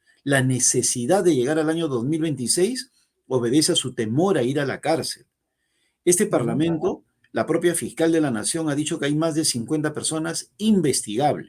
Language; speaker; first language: Spanish; native; Spanish